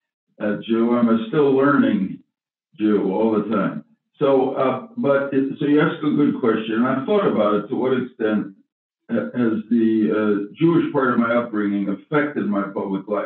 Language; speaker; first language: English; native; English